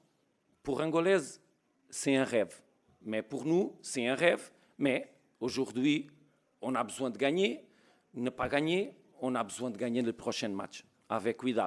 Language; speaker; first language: French; non-native, learner; Portuguese